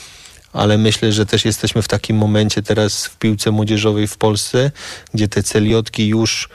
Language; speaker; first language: Polish; early bilingual, heritage; Polish